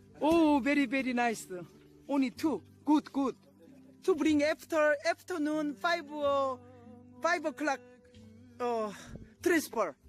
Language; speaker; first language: English; non-native, learner; Korean